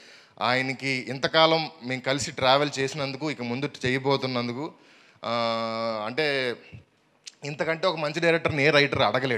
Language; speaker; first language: Telugu; native; Telugu